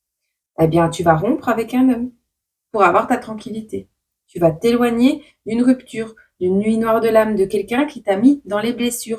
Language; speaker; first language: French; native; French